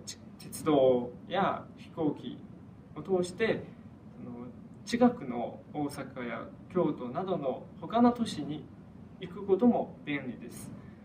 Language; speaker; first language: Japanese; non-native, fluent; Chinese